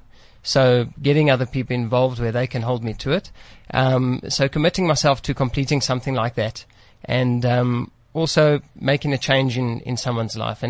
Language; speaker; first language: English; native; English